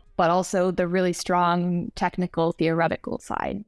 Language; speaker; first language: English; native; English